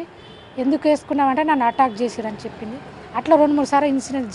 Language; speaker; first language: Telugu; native; Telugu